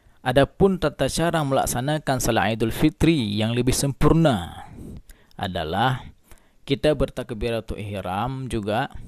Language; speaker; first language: Malay; non-native, local second language; Achinese